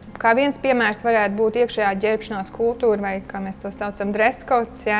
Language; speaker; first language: Latvian; early bilingual, heritage; Latvian